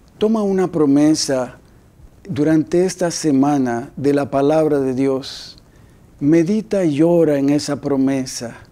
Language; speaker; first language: Spanish; native; Spanish